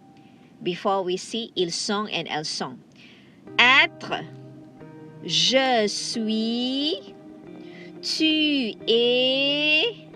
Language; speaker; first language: French; non-native, learner; Malay